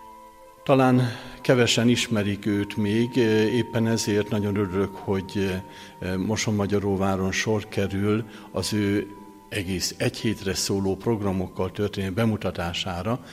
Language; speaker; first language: Hungarian; native; Hungarian